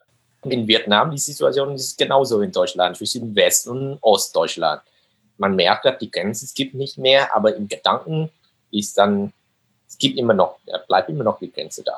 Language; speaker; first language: German; non-native, fluent; Vietnamese